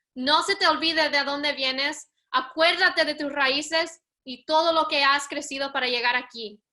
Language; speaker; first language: Spanish; early bilingual, heritage; Spanish